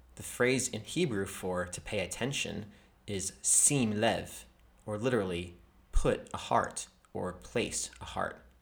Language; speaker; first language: English; native; English